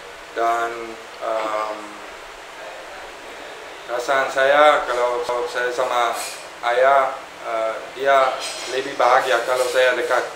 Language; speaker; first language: Indonesian; non-native, fluent; Dutch